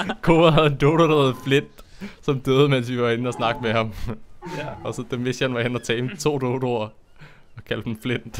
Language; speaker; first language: Danish; native; Danish